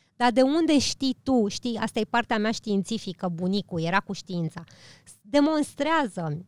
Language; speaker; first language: Romanian; early bilingual, heritage; Romanian